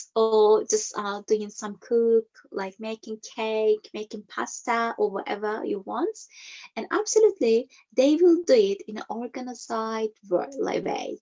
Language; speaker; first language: English; non-native, fluent; Turkish